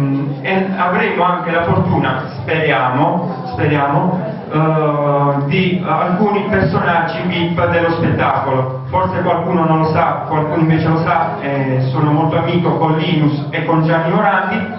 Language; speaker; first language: Italian; native; Italian